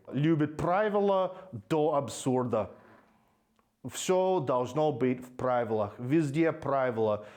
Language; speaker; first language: Russian; non-native, fluent; English